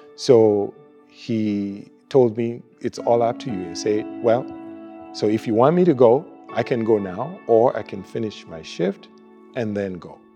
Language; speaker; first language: English; non-native, local second language; Luo (Kenya and Tanzania)